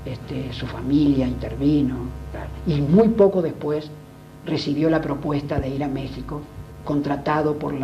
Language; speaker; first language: Spanish; native; Spanish